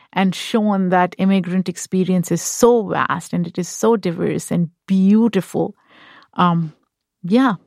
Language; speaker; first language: English; non-native, local second language; Urdu